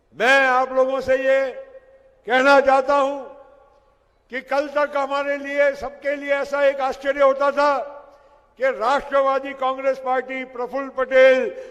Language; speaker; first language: Hindi; non-native, local second language; Gujarati